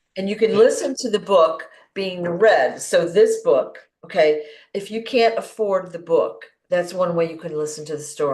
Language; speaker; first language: English; native; English